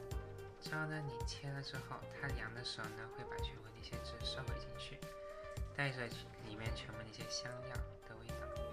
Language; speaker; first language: Chinese; native; Chinese